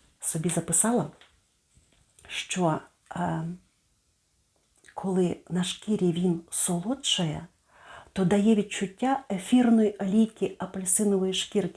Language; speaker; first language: Ukrainian; native; Ukrainian